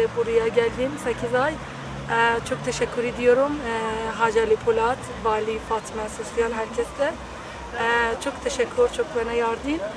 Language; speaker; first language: Turkish; non-native, learner; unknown